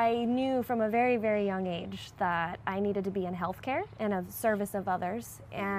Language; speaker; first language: English; native; English